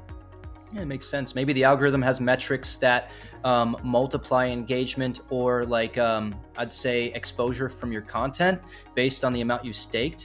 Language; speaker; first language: English; native; English